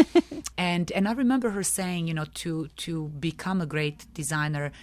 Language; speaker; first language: English; non-native, fluent; Serbian